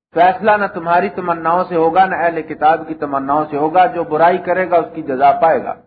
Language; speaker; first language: Urdu; non-native, local second language; Punjabi